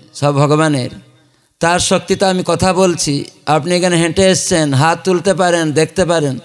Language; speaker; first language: Bangla; non-native, fluent; Odia